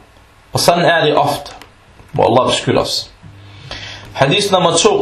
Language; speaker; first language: Danish; early bilingual, other home language; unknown